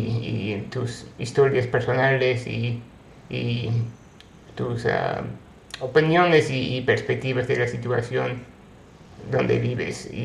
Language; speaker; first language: Spanish; non-native, fluent; English